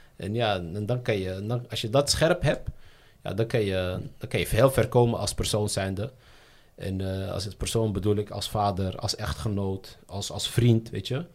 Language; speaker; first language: Dutch; early bilingual, other home language; Riffian